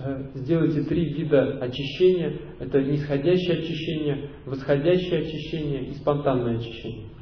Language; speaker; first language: Russian; native; Russian